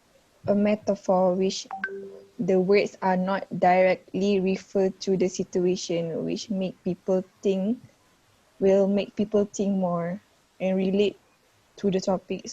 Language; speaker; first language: English; non-native, fluent; Malay